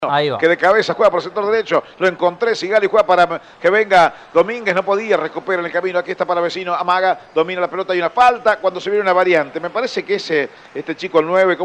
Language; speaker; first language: Spanish; native; Spanish